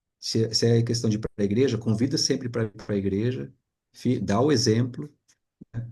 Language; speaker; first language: Portuguese; native; Portuguese